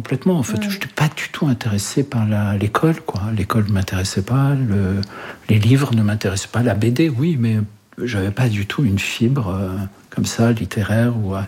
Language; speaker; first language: French; early bilingual, other home language; Arabic